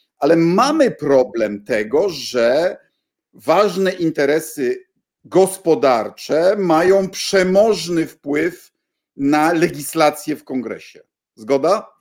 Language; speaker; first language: Polish; native; Polish